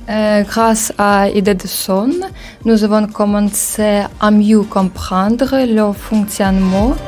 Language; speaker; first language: French; non-native, learner; Ukrainian